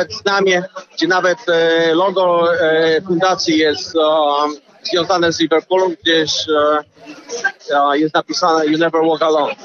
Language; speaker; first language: Polish; early bilingual, heritage; Polish